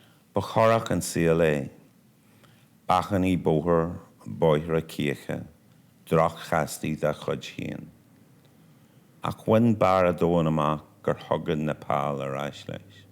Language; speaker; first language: Irish; non-native, local second language; English